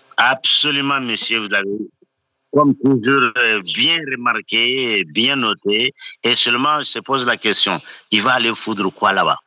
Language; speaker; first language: French; non-native, local second language; Bambara